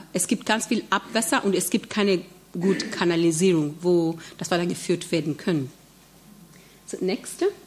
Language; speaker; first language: German; non-native, fluent; Swahili